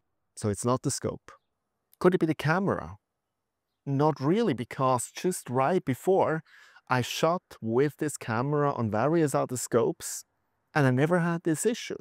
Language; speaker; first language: English; non-native, fluent; German